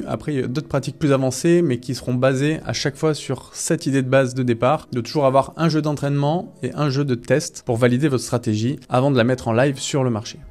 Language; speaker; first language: French; native; French